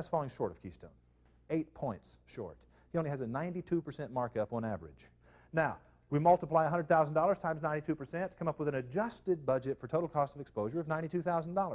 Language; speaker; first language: English; native; English